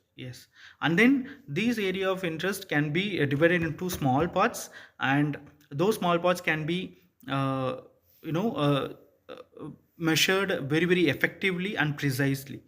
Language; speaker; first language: English; non-native, local second language; Tamil